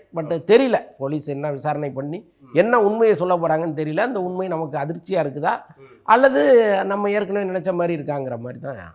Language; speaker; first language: Tamil; native; Tamil